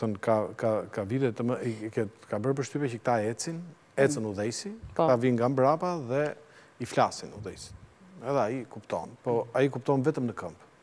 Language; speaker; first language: Albanian; native; Albanian